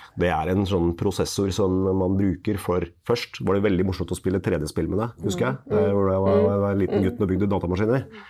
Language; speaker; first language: Norwegian; native; Norwegian